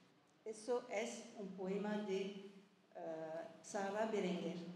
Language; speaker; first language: Spanish; early bilingual, heritage; French